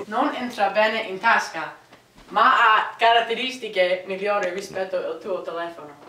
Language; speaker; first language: Italian; non-native, learner; English